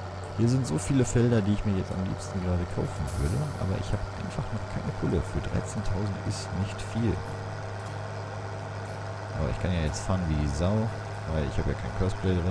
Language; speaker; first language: German; native; German